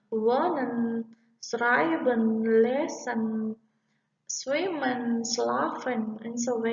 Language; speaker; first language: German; non-native, learner; Indonesian